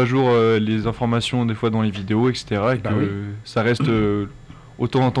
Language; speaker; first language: French; native; French